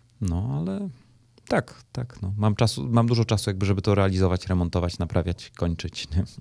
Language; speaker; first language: Polish; native; Polish